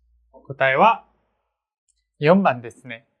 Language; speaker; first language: Japanese; non-native, fluent; Korean